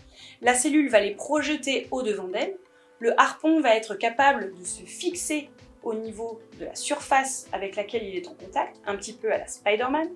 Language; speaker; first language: French; native; French